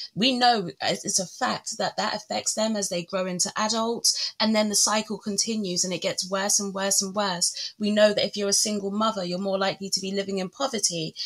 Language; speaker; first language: English; early bilingual, other home language; Yoruba